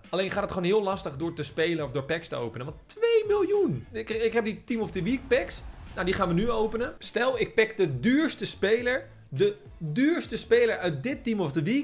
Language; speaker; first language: Dutch; native; Dutch